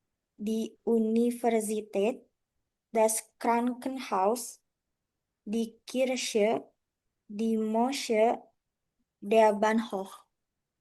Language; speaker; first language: German; non-native, learner; Indonesian